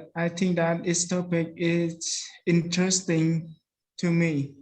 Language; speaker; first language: English; non-native, learner; Khmer